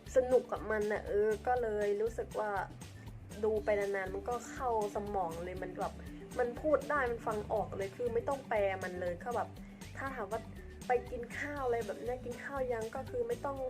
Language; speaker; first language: Thai; early bilingual, other home language; Khmer